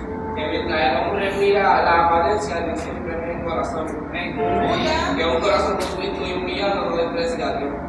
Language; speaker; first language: Spanish; native; Spanish